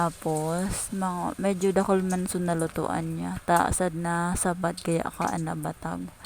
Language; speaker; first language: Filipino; non-native, local second language; Bikol